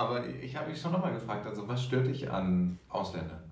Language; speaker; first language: German; native; German